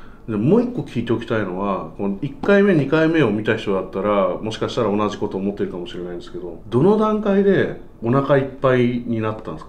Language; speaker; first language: Japanese; native; Japanese